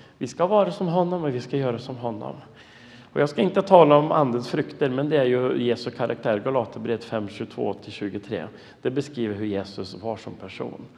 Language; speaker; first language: Swedish; non-native, fluent; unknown